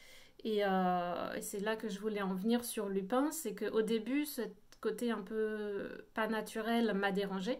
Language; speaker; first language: French; native; French